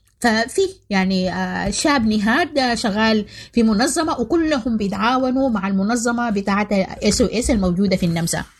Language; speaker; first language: Arabic; native; Arabic